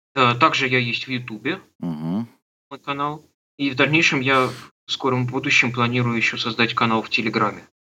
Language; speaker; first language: Russian; native; Russian